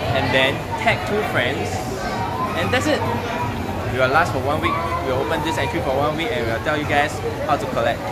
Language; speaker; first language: English; non-native, local second language; Chinese